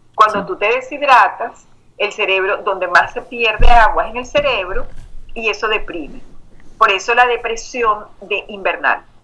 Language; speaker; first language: Spanish; native; Spanish